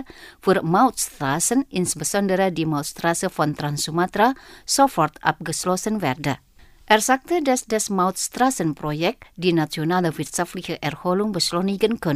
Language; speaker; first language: German; non-native, fluent; Indonesian